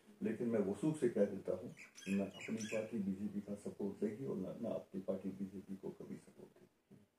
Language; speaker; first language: Urdu; non-native, local second language; Kashmiri